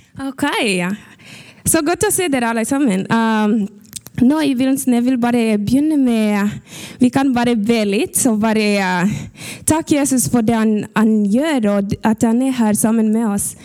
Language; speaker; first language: Norwegian; early bilingual, other home language; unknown